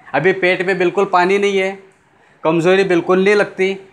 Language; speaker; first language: Hindi; non-native, local second language; Urdu